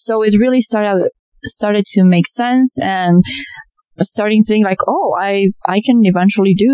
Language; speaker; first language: English; non-native, fluent; Romanian